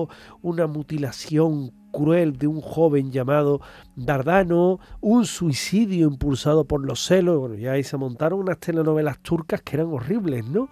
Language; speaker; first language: Spanish; native; Spanish